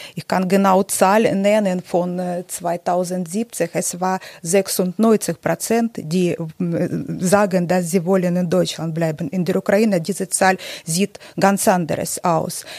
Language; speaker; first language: German; non-native, learner; Ukrainian